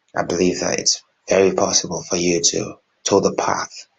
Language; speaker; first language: English; non-native, local second language; Yoruba